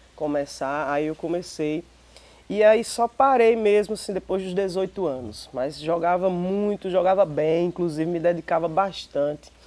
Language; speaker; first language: Portuguese; native; Portuguese